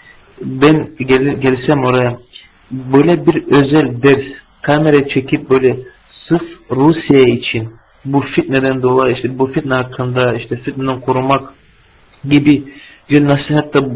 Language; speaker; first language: Turkish; non-native, fluent; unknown